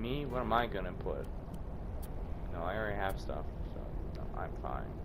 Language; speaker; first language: English; native; English